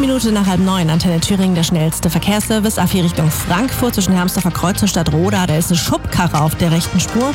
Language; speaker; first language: German; native; German